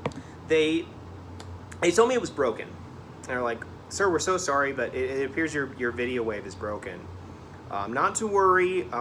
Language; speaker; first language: English; native; English